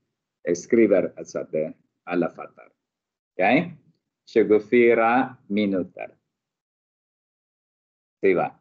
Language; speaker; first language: Swedish; non-native, fluent; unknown